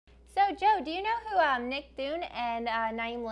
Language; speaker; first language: English; native; English